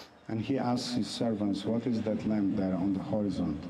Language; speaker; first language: English; non-native, fluent; Romanian